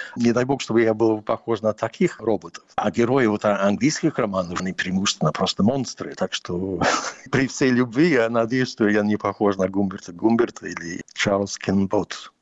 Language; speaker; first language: Russian; non-native, fluent; English